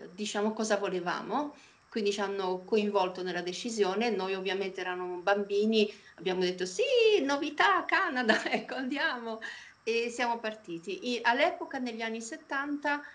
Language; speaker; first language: Italian; non-native, fluent; Polish